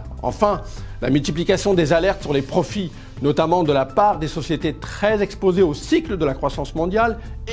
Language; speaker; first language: French; native; French